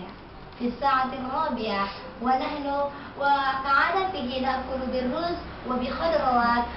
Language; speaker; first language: Arabic; non-native, learner; Indonesian